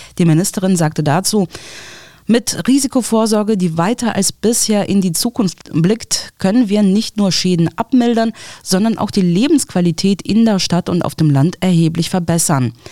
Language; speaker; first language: German; early bilingual, other home language; Russian